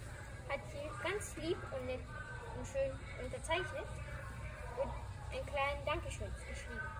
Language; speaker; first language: German; early bilingual, heritage; German